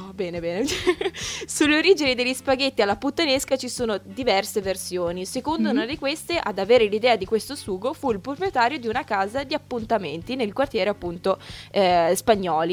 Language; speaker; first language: Italian; native; Italian